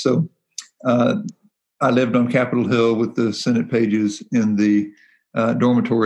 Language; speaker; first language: English; native; English